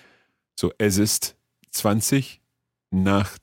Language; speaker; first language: German; non-native, learner; English